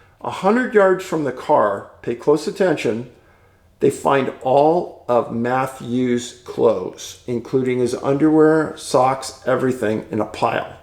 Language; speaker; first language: English; native; English